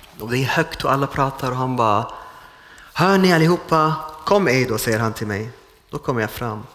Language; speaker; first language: Swedish; non-native, fluent; Arabic